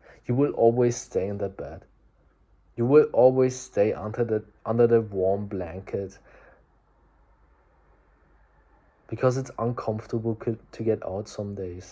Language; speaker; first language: English; non-native, fluent; German